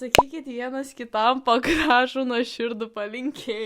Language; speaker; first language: Lithuanian; native; Lithuanian